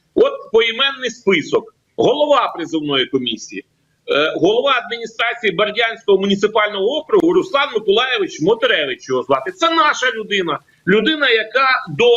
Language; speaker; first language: Ukrainian; native; Ukrainian